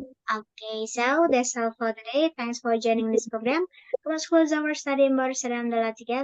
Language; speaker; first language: English; non-native, fluent; Indonesian